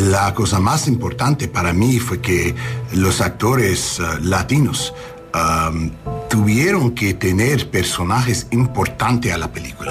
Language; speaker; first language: Spanish; non-native, learner; English